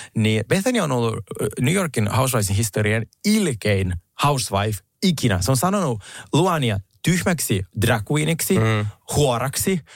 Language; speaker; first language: Finnish; non-native, fluent; Russian